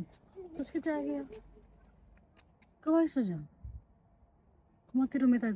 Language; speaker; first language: Japanese; non-native, learner; Filipino